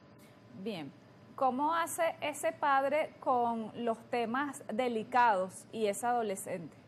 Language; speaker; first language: Spanish; native; Spanish